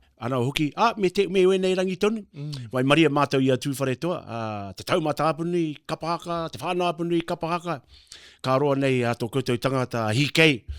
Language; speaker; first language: Māori; native; Māori